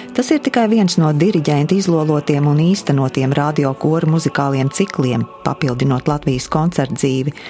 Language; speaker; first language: Latvian; native; Latvian